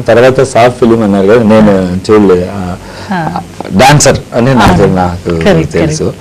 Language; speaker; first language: Telugu; non-native, learner; Tamil